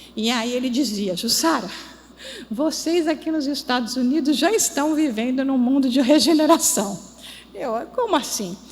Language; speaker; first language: Portuguese; native; Portuguese